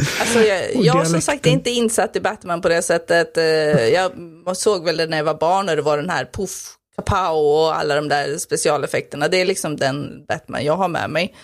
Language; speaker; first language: Swedish; native; Swedish